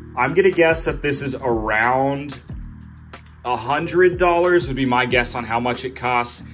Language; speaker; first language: English; native; English